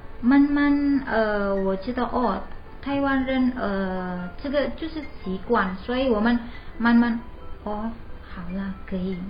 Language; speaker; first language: Chinese; non-native, learner; Indonesian